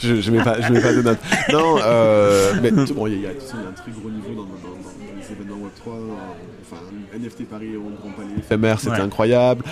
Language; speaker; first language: French; native; French